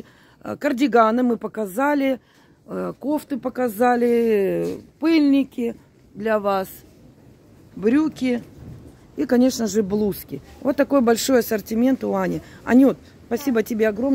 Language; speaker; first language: Russian; native; Russian